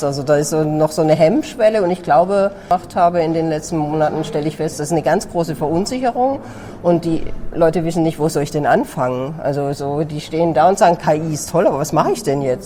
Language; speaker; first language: German; native; German